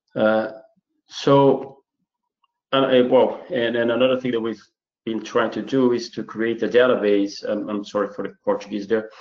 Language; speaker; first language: English; non-native, fluent; Portuguese